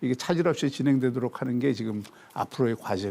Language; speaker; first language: Korean; native; Korean